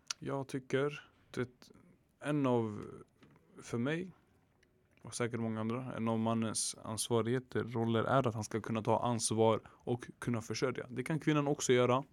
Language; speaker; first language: Swedish; early bilingual, other home language; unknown